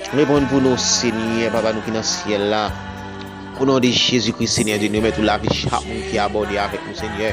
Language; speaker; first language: French; non-native, local second language; Haitian Creole